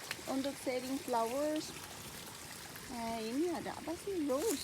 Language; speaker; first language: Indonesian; non-native, learner; Chinese